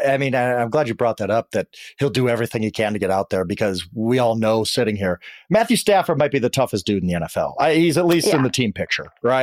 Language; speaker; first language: English; native; English